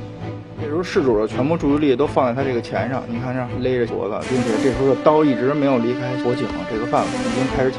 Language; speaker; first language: Chinese; native; Chinese